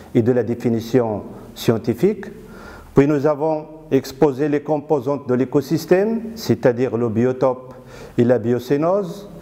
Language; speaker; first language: French; non-native, local second language; Arabic